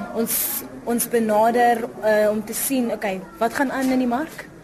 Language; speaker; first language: Afrikaans; non-native, local second language; Northern Sotho